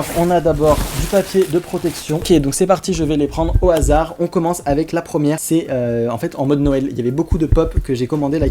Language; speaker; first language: French; native; French